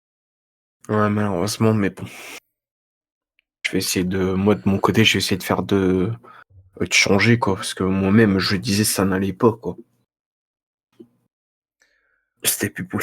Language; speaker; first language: French; native; French